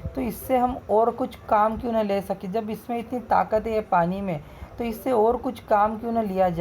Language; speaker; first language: Hindi; non-native, local second language; Marathi